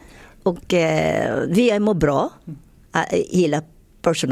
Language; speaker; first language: Swedish; non-native, learner; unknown